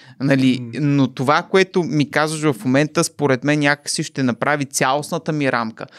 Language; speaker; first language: Bulgarian; native; Bulgarian